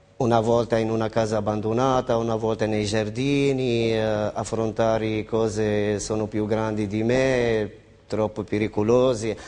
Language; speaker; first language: Italian; non-native, fluent; Arabic